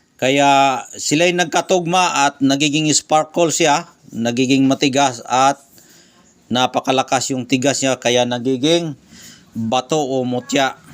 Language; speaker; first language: Filipino; non-native, local second language; Cebuano